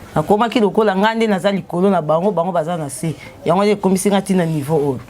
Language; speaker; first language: Lingala; native; Lingala